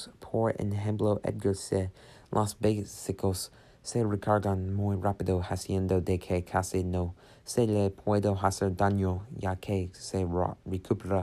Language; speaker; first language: Spanish; non-native, learner; English